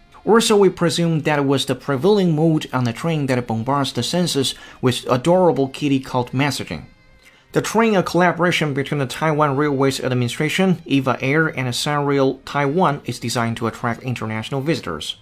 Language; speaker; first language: English; non-native, fluent; Chinese